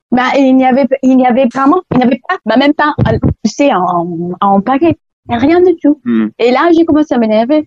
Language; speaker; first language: French; non-native, fluent; Italian